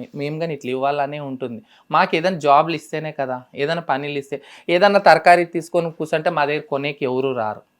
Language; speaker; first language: Telugu; native; Telugu